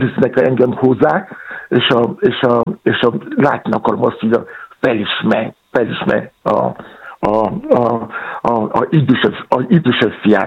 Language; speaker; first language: Hungarian; non-native, fluent; Yoruba